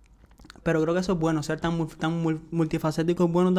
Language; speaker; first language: Spanish; native; Spanish